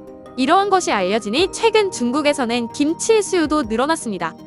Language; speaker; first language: Korean; native; Korean